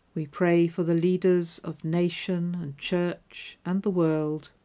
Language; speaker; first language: English; native; English